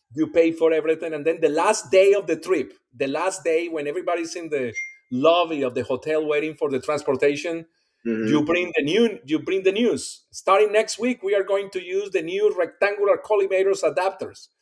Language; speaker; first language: English; non-native, fluent; Spanish